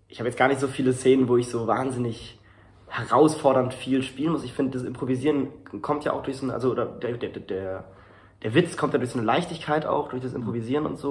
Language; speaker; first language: German; native; German